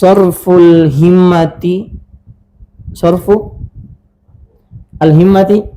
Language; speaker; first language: Arabic; non-native, fluent; Indonesian